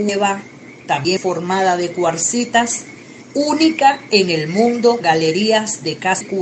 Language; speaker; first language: Spanish; native; Spanish